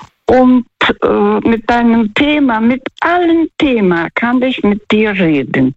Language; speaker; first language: German; non-native, fluent; Russian